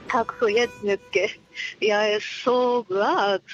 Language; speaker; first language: Swedish; non-native, learner; Japanese